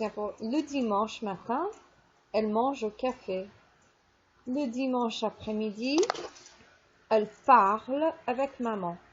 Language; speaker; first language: French; non-native, fluent; English